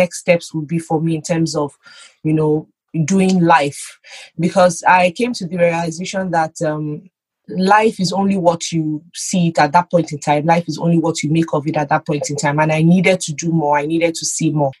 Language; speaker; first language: English; non-native, local second language; Yoruba